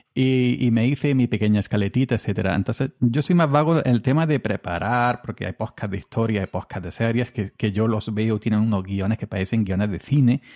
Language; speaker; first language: Spanish; native; Spanish